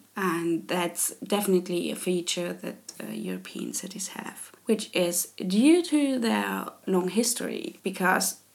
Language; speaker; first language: English; non-native, fluent; German